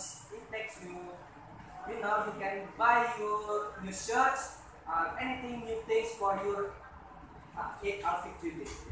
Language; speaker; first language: English; non-native, learner; Indonesian